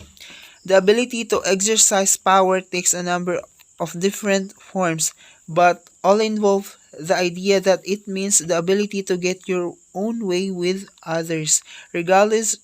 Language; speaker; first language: English; non-native, local second language; Filipino